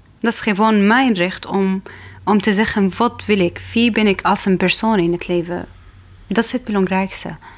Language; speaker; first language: Dutch; non-native, fluent; Arabic